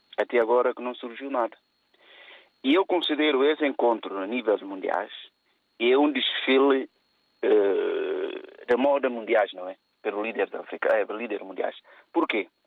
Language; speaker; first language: Portuguese; non-native, local second language; Upper Guinea Crioulo